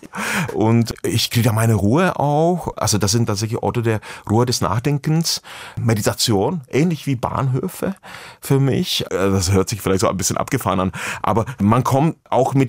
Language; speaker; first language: German; non-native, fluent; Czech